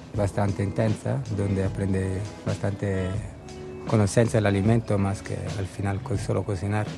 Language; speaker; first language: Spanish; non-native, learner; Italian